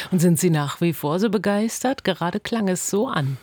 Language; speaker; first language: German; native; German